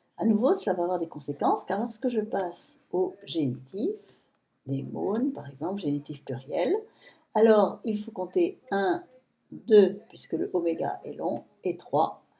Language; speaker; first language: French; native; French